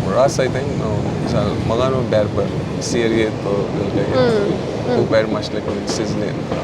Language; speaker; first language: Kazakh; non-native, fluent; Urdu